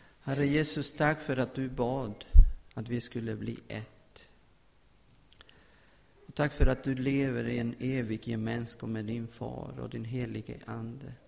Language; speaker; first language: Swedish; non-native, fluent; Spanish